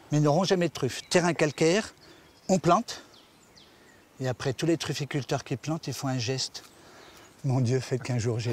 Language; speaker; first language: French; native; French